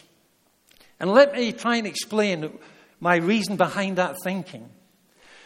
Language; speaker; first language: English; native; English